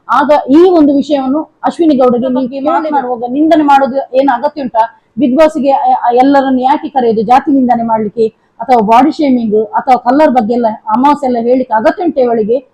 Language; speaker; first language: Kannada; non-native, local second language; Tulu